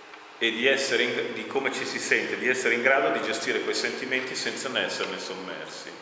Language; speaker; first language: Italian; native; Italian